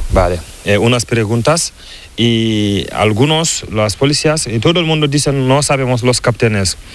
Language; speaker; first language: Spanish; non-native, learner; Fula